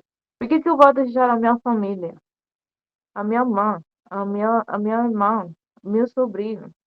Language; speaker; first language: Portuguese; non-native, learner; Spanish